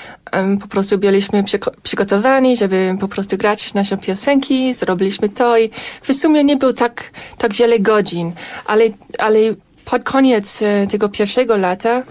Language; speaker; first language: Polish; non-native, fluent; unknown